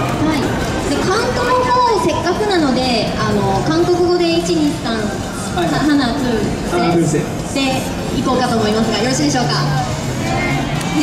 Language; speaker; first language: Japanese; native; Japanese